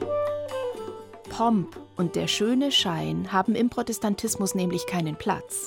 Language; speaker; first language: German; native; German